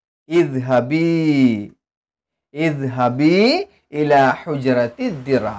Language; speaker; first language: Arabic; non-native, fluent; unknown